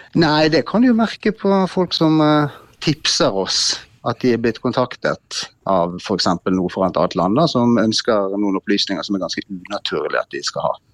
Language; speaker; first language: Norwegian; native; Norwegian